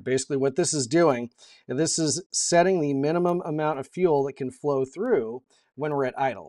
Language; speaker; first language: English; native; English